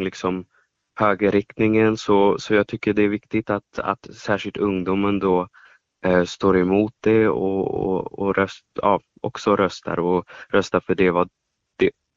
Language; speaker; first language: Swedish; non-native, fluent; German